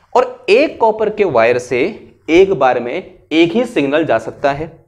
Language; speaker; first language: Hindi; native; Hindi